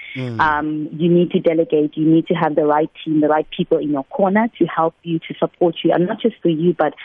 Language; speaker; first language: English; non-native, local second language; Northern Sotho